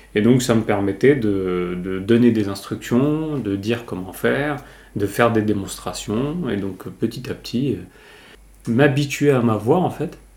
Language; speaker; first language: French; early bilingual, other home language; Kabyle